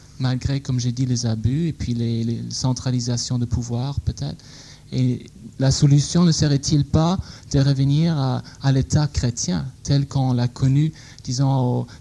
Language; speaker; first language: French; non-native, fluent; English